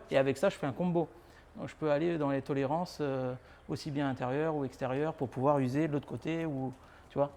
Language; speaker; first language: French; native; French